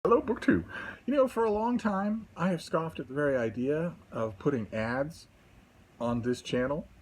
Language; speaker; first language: English; native; English